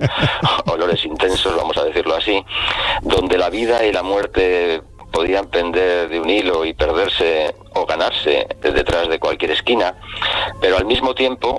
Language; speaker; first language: Spanish; native; Spanish